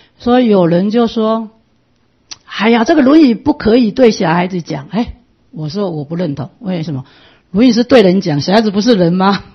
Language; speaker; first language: Chinese; non-native, local second language; Min Nan Chinese